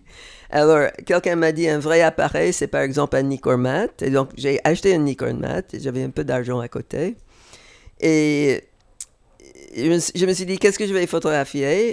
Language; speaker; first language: French; non-native, fluent; English